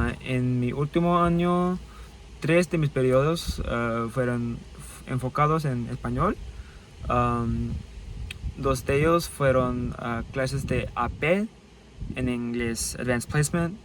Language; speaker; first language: Spanish; non-native, fluent; English